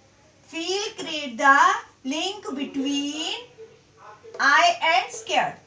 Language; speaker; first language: English; non-native, local second language; Hindi